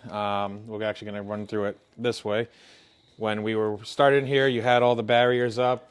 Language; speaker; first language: English; native; English